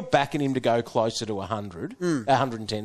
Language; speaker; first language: English; native; English